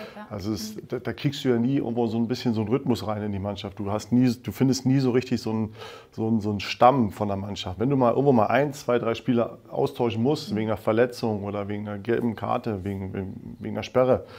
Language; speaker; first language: German; native; German